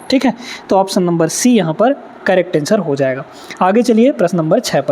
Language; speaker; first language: Hindi; native; Hindi